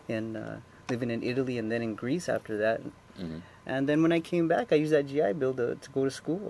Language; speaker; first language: English; native; English